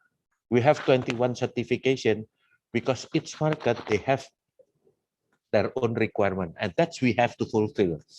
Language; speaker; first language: English; non-native, fluent; Indonesian